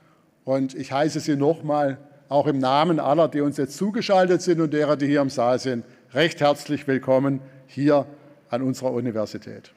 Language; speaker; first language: German; native; German